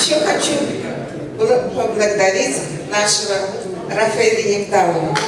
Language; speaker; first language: Russian; non-native, local second language; Uzbek